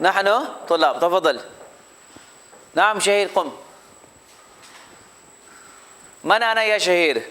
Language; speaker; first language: Arabic; non-native, fluent; Urdu